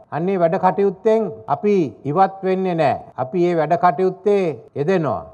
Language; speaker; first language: Sinhala; native; Sinhala